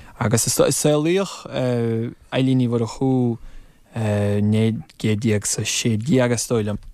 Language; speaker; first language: Irish; non-native, fluent; English